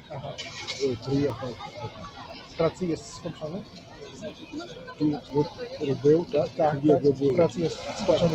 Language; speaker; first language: Polish; non-native, learner; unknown